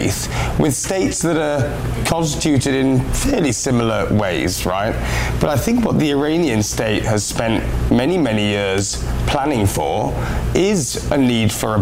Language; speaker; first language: English; native; English